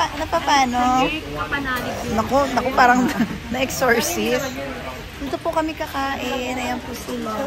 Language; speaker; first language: Filipino; non-native, local second language; Iloko